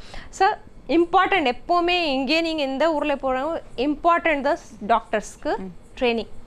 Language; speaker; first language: Tamil; non-native, learner; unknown